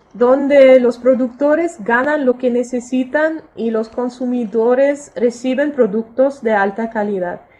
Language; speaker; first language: Spanish; non-native, fluent; German